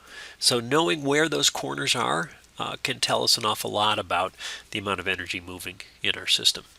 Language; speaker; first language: English; native; English